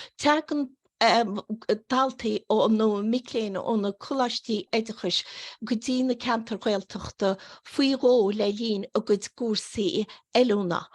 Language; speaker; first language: Irish; native; Irish